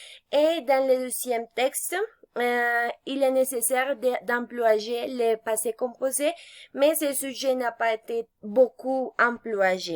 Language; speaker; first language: French; non-native, fluent; Spanish